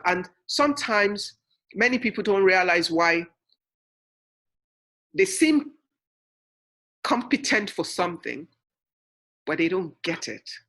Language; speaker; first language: English; non-native, local second language; Yoruba